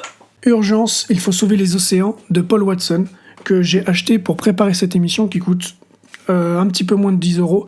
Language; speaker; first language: French; native; French